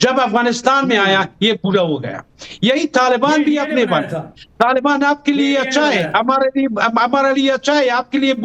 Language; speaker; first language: Hindi; non-native, fluent; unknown